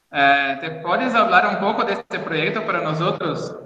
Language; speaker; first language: Spanish; non-native, learner; Portuguese